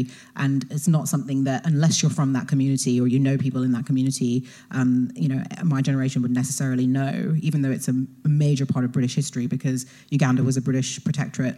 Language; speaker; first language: English; native; English